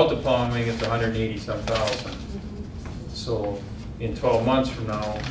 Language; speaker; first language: English; native; English